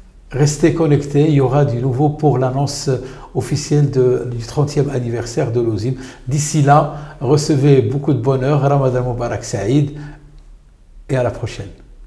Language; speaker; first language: French; non-native, local second language; Arabic